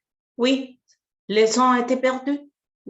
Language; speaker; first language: French; non-native, fluent; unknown